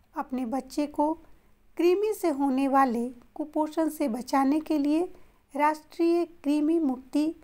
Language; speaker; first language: Hindi; native; Hindi